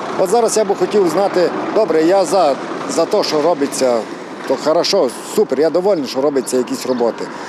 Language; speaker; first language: Ukrainian; native; Ukrainian